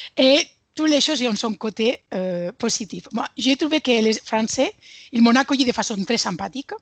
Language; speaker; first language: French; non-native, fluent; Spanish